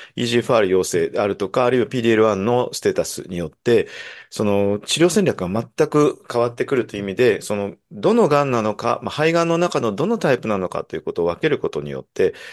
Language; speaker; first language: Japanese; native; Japanese